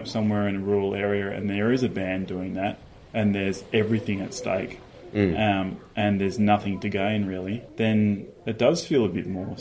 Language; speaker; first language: English; native; English